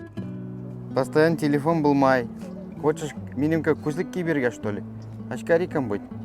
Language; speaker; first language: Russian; non-native, local second language; Tatar